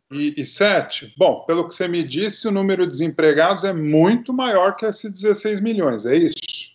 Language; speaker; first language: Portuguese; native; Portuguese